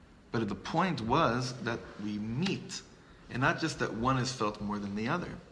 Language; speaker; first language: English; native; English